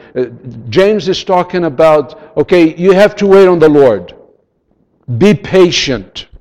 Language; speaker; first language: English; non-native, fluent; Portuguese